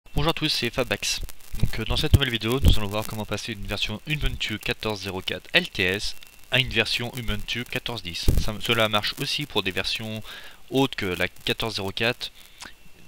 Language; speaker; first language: French; native; French